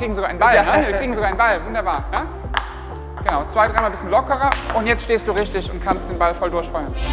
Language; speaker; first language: German; native; German